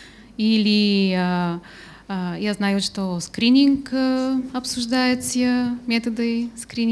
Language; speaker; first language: Russian; non-native, learner; Bulgarian